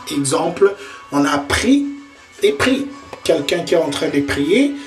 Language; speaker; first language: French; non-native, local second language; Lingala